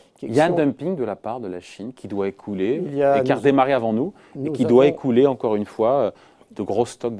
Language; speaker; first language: French; native; French